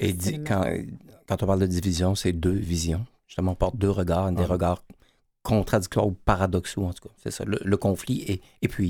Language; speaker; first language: French; native; French